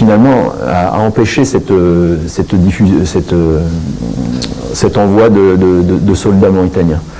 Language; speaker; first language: French; native; French